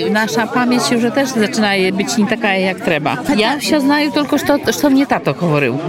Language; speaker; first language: Polish; non-native, local second language; Ukrainian